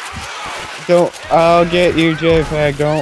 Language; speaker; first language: English; native; English